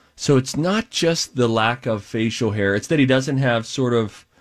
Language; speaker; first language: English; native; English